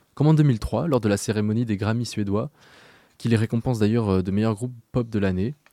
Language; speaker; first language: French; native; French